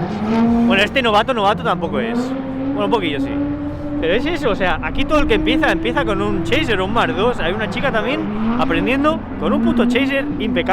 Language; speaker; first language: Spanish; native; Spanish